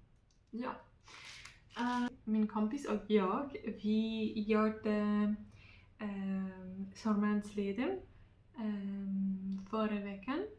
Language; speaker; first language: Swedish; non-native, learner; Polish